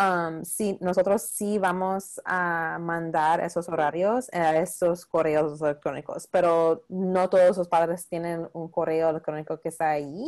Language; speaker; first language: Spanish; non-native, local second language; English